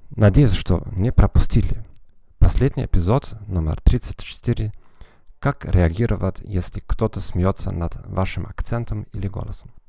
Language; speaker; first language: Russian; non-native, fluent; German